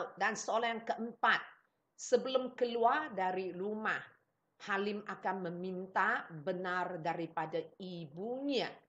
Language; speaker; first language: Malay; non-native, local second language; Chinese